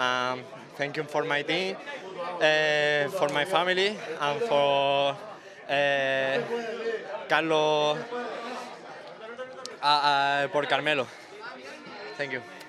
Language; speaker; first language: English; non-native, learner; Spanish